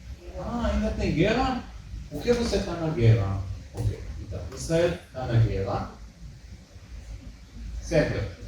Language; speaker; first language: Portuguese; early bilingual, heritage; Hebrew